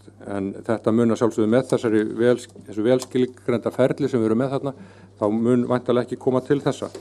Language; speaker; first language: Icelandic; native; Icelandic